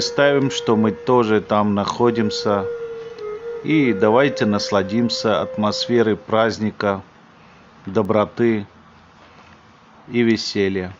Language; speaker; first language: Russian; non-native, fluent; Hindi